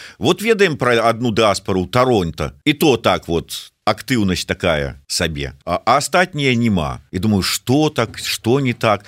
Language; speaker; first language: Belarusian; native; Belarusian